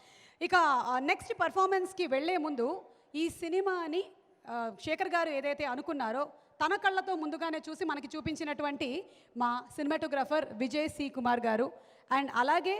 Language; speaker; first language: Telugu; native; Telugu